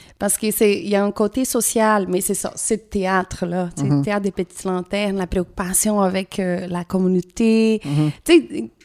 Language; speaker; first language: French; non-native, fluent; Portuguese